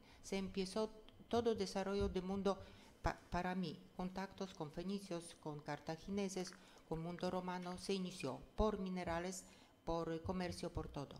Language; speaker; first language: Spanish; non-native, fluent; Polish